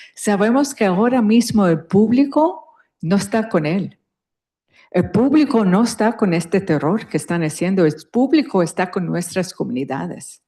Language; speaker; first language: Spanish; early bilingual, heritage; Spanish